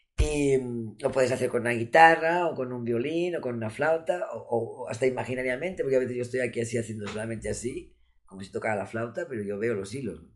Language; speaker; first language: Spanish; non-native, local second language; Catalan